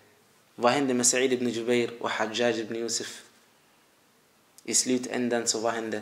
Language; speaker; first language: Swedish; early bilingual, other home language; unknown